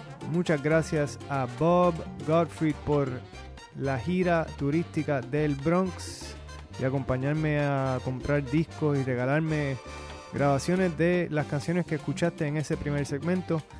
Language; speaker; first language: Spanish; native; Spanish